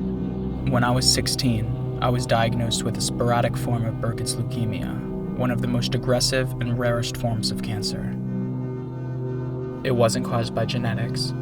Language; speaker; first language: English; native; English